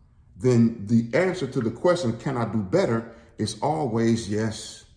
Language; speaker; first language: English; native; English